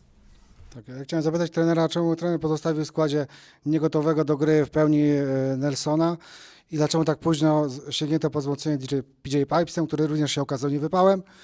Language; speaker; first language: Polish; native; Polish